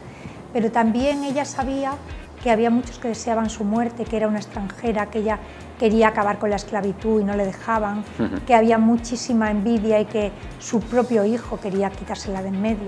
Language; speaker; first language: Spanish; native; Spanish